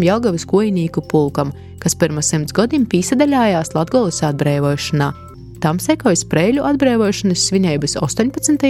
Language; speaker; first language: Latvian; native; Latvian